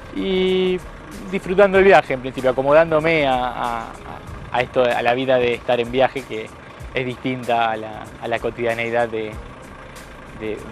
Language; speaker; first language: Spanish; native; Spanish